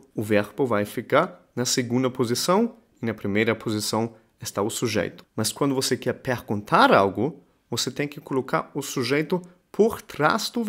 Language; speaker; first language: Portuguese; non-native, fluent; German